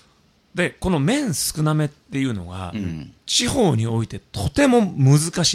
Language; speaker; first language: Japanese; native; Japanese